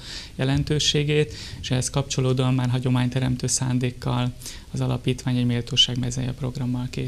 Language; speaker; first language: Hungarian; native; Hungarian